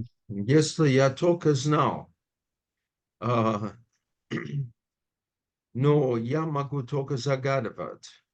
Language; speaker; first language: Russian; non-native, fluent; English